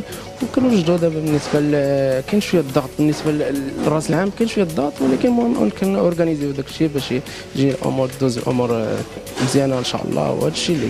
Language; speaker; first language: Arabic; native; Arabic